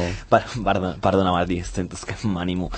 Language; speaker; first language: Catalan; native; Catalan